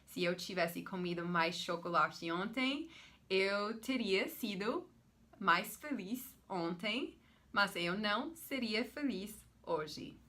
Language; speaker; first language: Portuguese; non-native, fluent; English